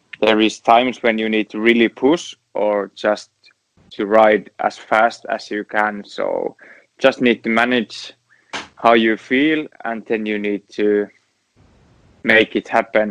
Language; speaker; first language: English; non-native, learner; Finnish